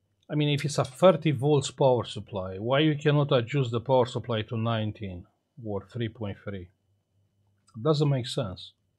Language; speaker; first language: English; non-native, fluent; Romanian